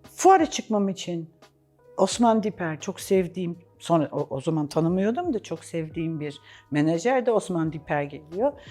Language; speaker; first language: Turkish; non-native, fluent; English